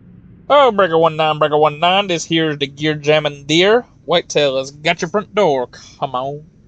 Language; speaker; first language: English; native; English